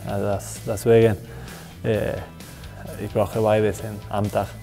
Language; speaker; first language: German; non-native, learner; Spanish